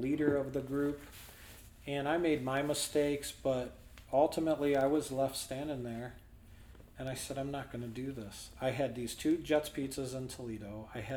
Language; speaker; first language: English; native; English